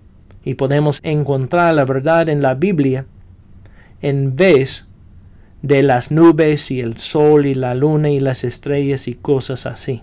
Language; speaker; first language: Spanish; non-native, fluent; English